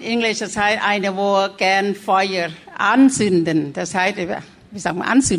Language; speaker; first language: German; non-native, learner; Thai